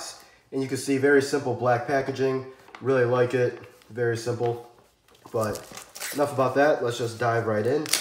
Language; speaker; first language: English; native; English